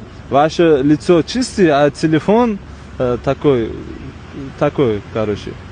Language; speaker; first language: Russian; non-native, local second language; Uzbek